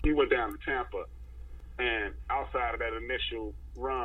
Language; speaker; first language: English; native; English